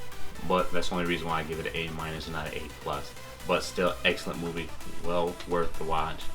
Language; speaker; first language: English; native; English